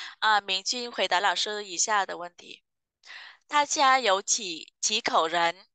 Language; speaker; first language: Chinese; non-native, fluent; Vietnamese